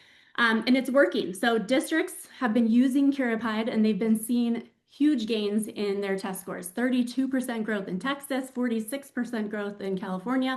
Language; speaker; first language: English; native; English